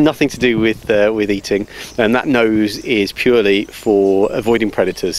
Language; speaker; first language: English; native; English